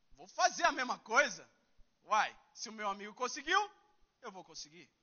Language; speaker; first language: Portuguese; early bilingual, heritage; Portuguese